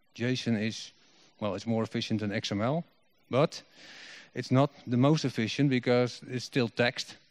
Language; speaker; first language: English; non-native, fluent; Dutch